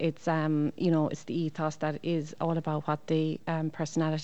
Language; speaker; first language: English; native; English